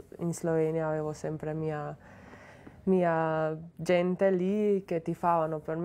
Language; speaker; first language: Italian; non-native, learner; Slovenian